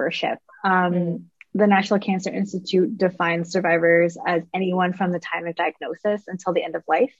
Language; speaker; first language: English; native; English